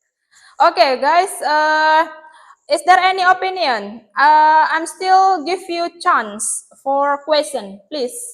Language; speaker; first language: English; non-native, learner; Indonesian